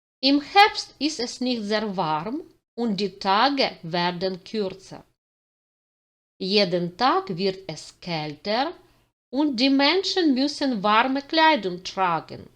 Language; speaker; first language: German; non-native, fluent; Ukrainian